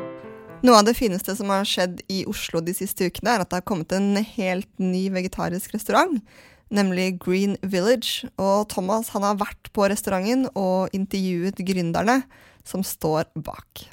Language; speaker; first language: Norwegian; native; Norwegian